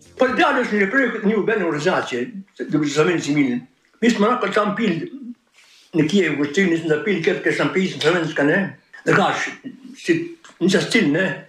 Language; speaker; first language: Slovenian; native; Slovenian